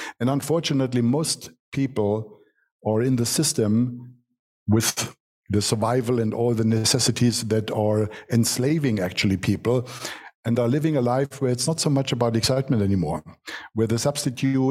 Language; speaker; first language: English; non-native, fluent; German